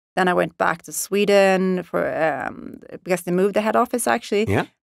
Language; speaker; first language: English; non-native, fluent; Swedish